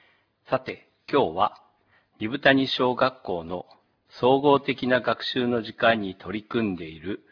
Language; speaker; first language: Japanese; native; Japanese